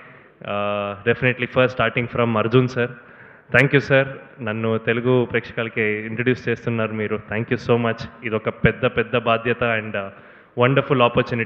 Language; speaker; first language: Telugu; non-native, learner; Kannada